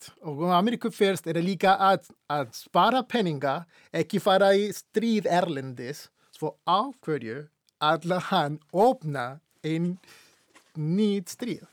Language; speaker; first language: Icelandic; non-native, fluent; Spanish